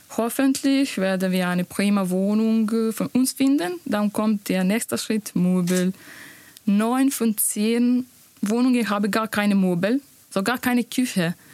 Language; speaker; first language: German; non-native, learner; Bosnian